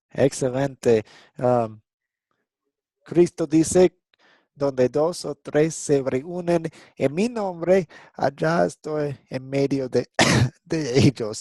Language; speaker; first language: Spanish; non-native, fluent; English